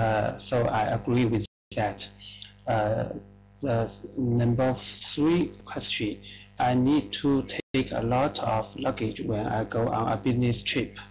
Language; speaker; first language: English; non-native, learner; Chinese